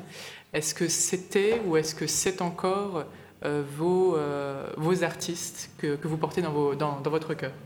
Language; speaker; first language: French; native; French